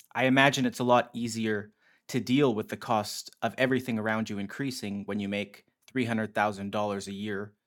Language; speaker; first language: English; native; English